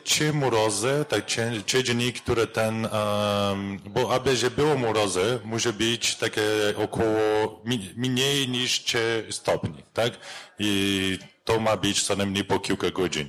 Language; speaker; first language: Polish; non-native, learner; Portuguese